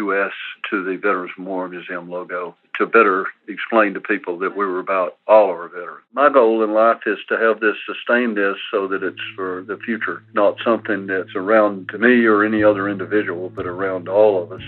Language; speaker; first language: English; native; English